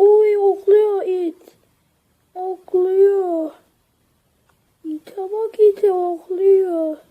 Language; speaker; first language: Turkish; native; Turkish